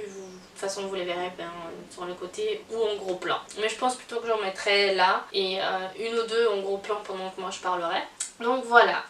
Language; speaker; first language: French; native; French